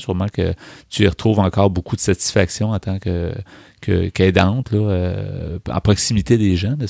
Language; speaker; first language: French; native; French